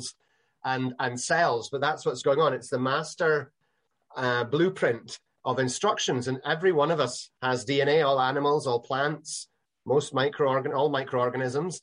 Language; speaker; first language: English; native; English